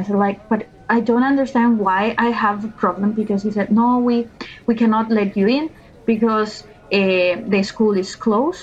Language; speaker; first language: English; non-native, learner; Spanish